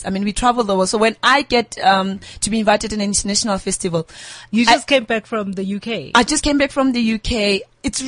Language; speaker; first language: English; non-native, local second language; Southern Sotho